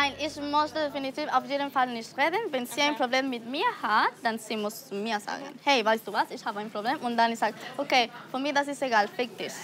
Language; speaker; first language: German; non-native, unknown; Spanish